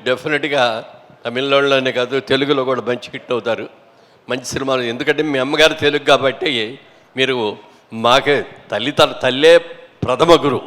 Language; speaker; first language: Telugu; native; Telugu